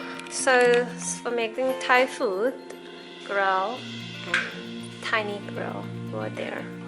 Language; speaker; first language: English; non-native, learner; Thai